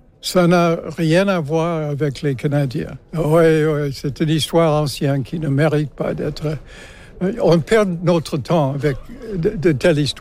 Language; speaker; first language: French; non-native, fluent; English